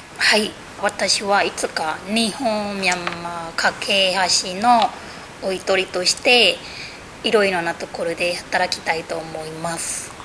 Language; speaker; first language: Japanese; non-native, fluent; Burmese